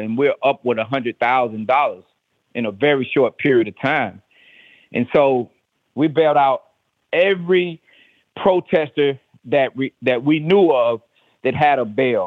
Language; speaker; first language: English; native; English